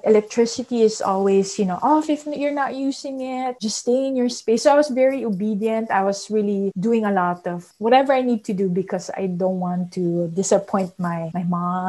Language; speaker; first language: English; non-native, local second language; Filipino